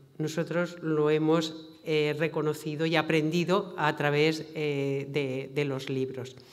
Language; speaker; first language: Spanish; native; Spanish